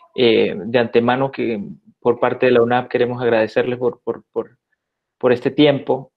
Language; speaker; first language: Spanish; native; Spanish